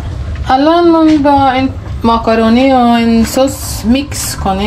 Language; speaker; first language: Persian; non-native, learner; Norwegian